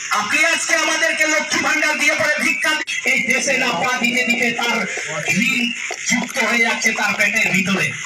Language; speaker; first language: Bangla; non-native, local second language; Santali